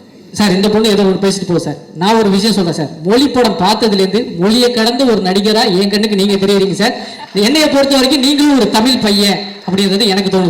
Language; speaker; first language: Tamil; native; Tamil